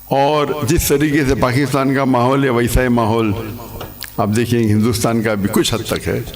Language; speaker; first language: Urdu; non-native, local second language; English